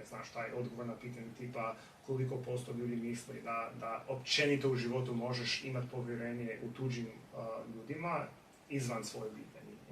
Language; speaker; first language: Bosnian; non-native, fluent; English